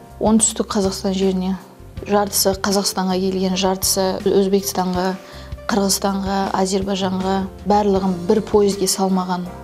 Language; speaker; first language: Kazakh; non-native, local second language; Turkish